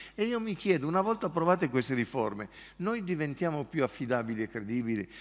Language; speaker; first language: Italian; native; Italian